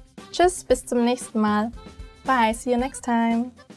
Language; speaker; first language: German; native; German